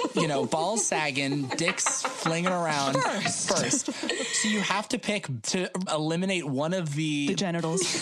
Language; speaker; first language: English; native; English